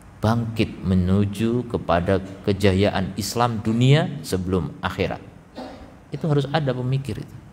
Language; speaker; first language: Indonesian; native; Indonesian